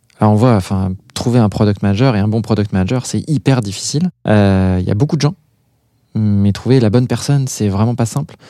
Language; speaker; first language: French; native; French